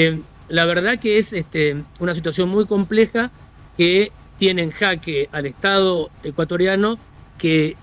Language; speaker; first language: Spanish; native; Spanish